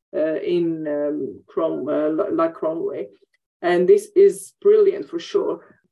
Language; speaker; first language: English; non-native, fluent; Persian